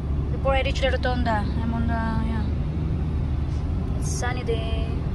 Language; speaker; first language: English; non-native, local second language; Filipino